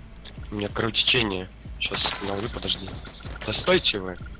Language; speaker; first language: Russian; native; Russian